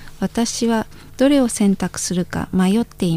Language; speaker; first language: Japanese; non-native, fluent; Indonesian